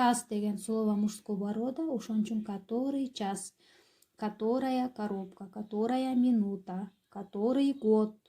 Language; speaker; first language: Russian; non-native, local second language; Kyrgyz